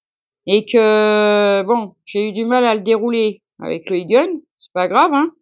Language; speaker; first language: French; native; French